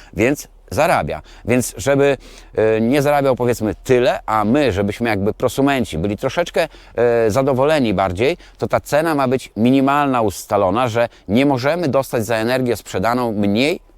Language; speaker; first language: Polish; native; Polish